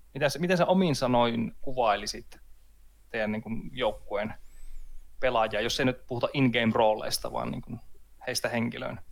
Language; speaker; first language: Finnish; native; Finnish